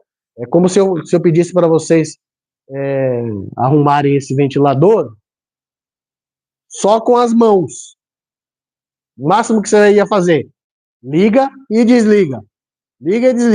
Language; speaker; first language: Portuguese; native; Portuguese